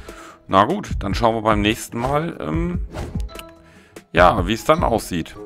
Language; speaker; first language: German; native; German